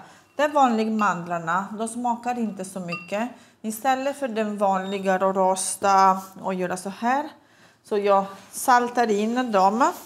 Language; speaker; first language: Swedish; non-native, fluent; Italian